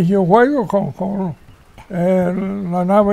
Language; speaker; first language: Spanish; non-native, fluent; English